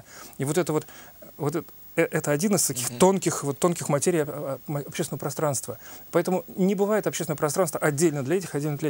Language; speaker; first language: Russian; native; Russian